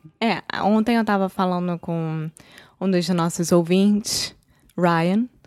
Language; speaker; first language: Portuguese; native; Portuguese